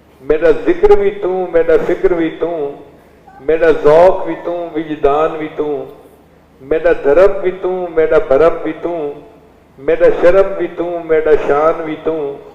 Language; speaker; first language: Urdu; non-native, local second language; Saraiki